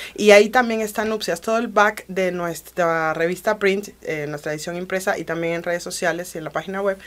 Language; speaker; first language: Spanish; native; Spanish